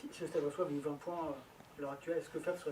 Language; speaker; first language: French; native; French